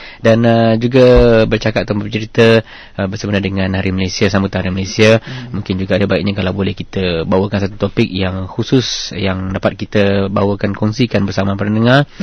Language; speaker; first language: Malay; native; Malay